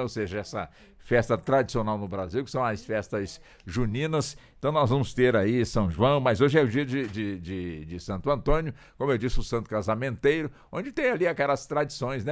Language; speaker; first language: Portuguese; native; Portuguese